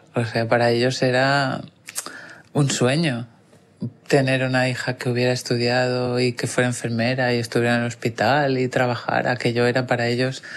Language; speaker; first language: Spanish; native; Spanish